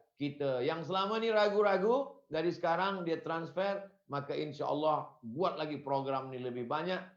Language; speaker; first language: Malay; non-native, fluent; Indonesian